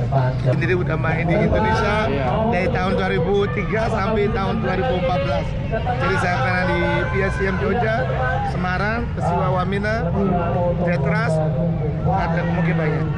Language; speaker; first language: Indonesian; non-native, fluent; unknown